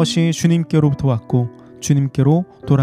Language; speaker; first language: Korean; native; Korean